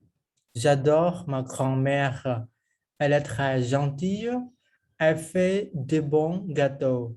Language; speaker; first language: French; non-native, fluent; Khmer